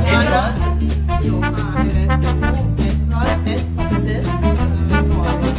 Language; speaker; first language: Turkish; non-native, learner; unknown